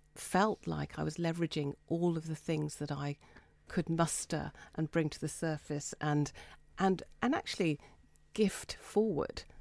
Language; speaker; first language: English; native; English